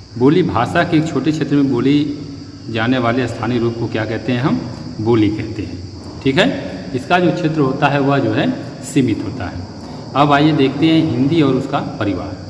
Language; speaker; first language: Hindi; native; Hindi